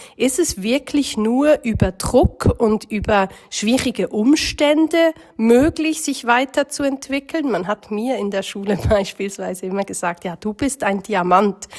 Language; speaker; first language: German; native; German